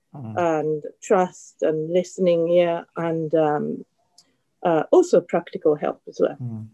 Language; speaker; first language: English; non-native, fluent; Japanese